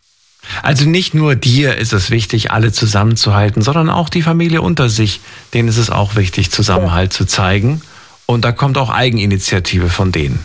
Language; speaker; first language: German; native; German